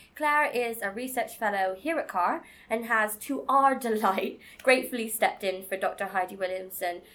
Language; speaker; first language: English; native; English